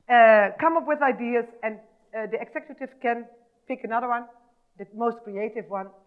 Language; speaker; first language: English; non-native, fluent; Dutch